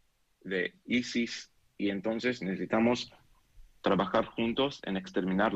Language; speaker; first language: Spanish; non-native, learner; Hebrew